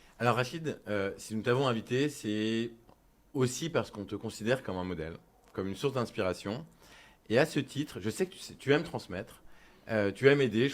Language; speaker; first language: French; native; French